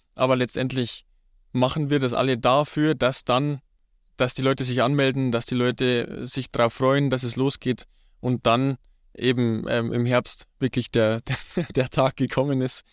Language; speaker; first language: German; native; German